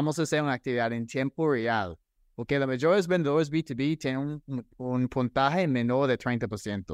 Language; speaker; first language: Spanish; non-native, fluent; English